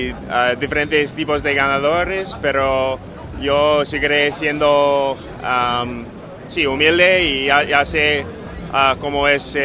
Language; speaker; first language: Spanish; non-native, fluent; English